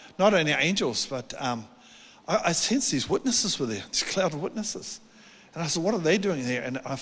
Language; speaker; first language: English; native; English